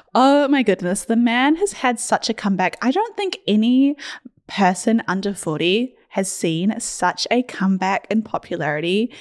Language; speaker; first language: English; early bilingual, other home language; Hindi